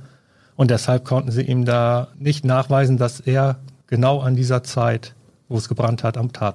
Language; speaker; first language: German; native; German